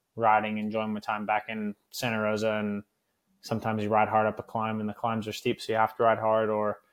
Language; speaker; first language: English; native; English